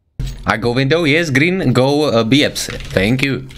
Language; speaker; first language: English; non-native, learner; Czech